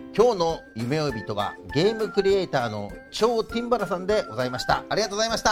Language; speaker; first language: Japanese; native; Japanese